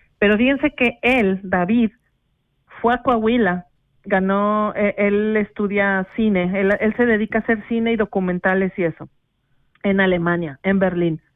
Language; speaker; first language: Spanish; native; Spanish